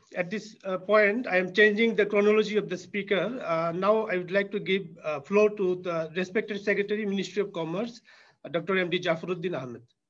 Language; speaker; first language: English; non-native, local second language; Bangla